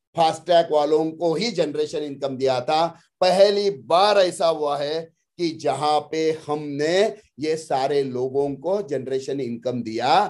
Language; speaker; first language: Hindi; non-native, local second language; Marathi